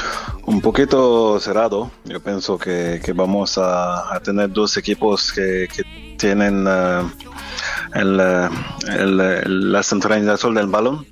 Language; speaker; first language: Spanish; non-native, fluent; French